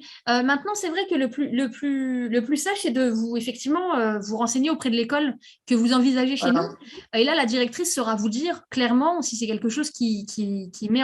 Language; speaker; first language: French; native; French